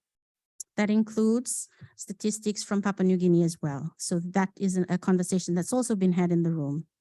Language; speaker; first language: English; non-native, local second language; Fijian